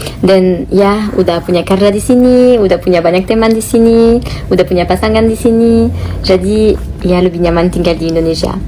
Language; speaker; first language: Indonesian; non-native, fluent; French